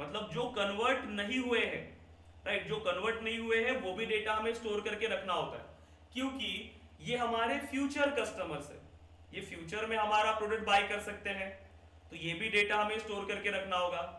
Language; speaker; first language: Hindi; native; Hindi